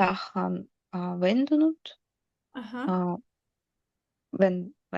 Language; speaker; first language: Estonian; non-native, local second language; Russian